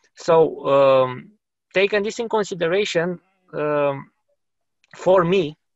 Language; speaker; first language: English; non-native, fluent; Romanian